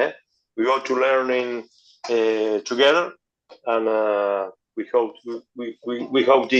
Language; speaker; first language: English; non-native, learner; Spanish